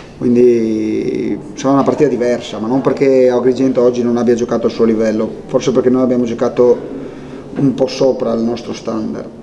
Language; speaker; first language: Italian; native; Italian